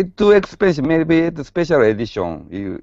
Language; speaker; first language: English; non-native, learner; Japanese